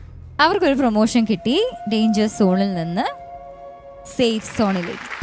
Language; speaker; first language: Malayalam; native; Malayalam